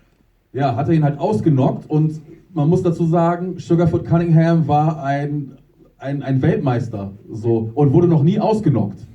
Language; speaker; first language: German; native; German